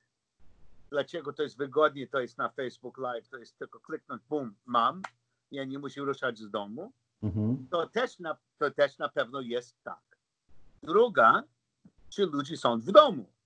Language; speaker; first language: Polish; non-native, learner; English